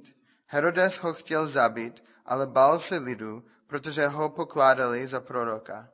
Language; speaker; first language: Czech; non-native, fluent; English